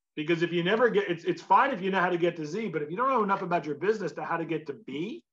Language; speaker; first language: English; native; English